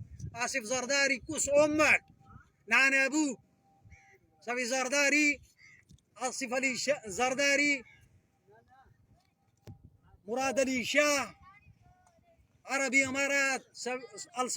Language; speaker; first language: Arabic; non-native, learner; Sindhi